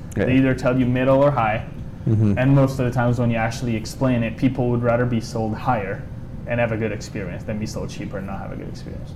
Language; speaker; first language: English; non-native, fluent; Italian